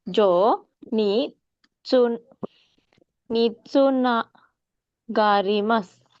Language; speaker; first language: Japanese; non-native, learner; Sinhala